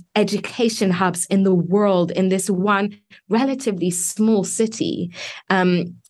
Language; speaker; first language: English; native; English